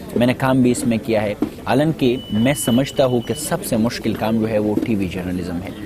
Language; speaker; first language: Urdu; non-native, local second language; Pashto